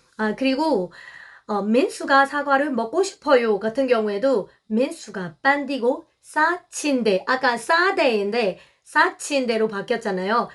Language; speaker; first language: Korean; non-native, fluent; Burmese